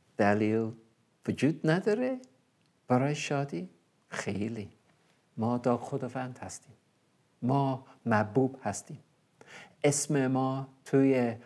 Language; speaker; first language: Persian; non-native, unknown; English